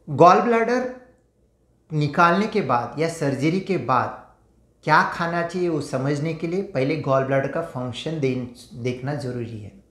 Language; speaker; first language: Hindi; non-native, local second language; Marathi